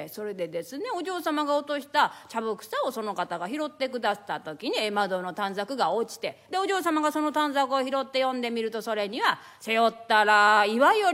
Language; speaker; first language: Japanese; native; Japanese